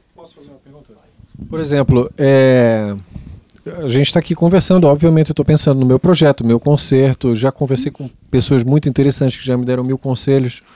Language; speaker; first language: Portuguese; non-native, fluent; Italian